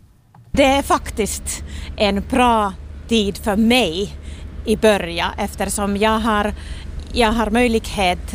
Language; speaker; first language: Swedish; non-native, local second language; Finnish